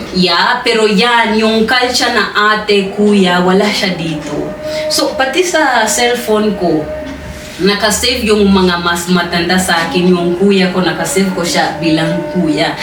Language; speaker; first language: Filipino; non-native, fluent; Swahili